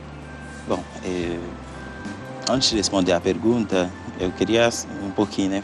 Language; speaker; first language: Portuguese; non-native, fluent; Haitian Creole